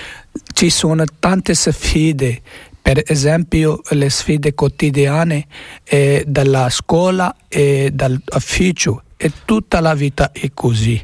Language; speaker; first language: Italian; non-native, learner; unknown